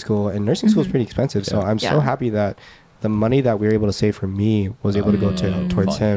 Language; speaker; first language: English; native; English